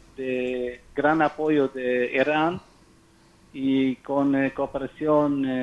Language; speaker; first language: Spanish; non-native, learner; Hebrew